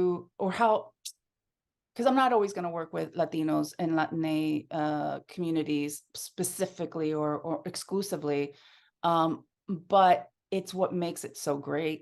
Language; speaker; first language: English; early bilingual, other home language; Spanish